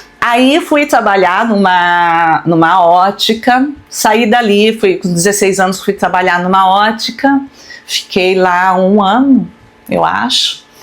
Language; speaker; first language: Portuguese; native; Portuguese